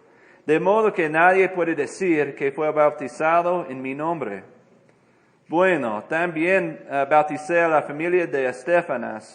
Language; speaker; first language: Spanish; non-native, fluent; English